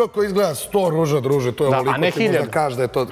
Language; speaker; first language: Serbian; native; Serbian